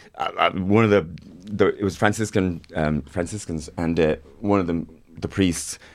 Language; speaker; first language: English; native; English